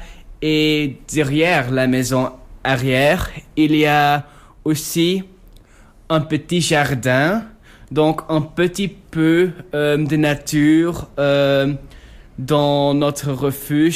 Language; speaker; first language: French; non-native, local second language; Dutch